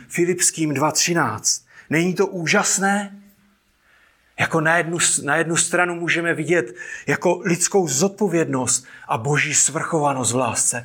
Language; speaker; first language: Czech; native; Czech